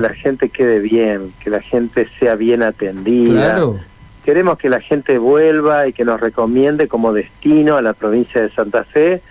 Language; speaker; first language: Spanish; native; Spanish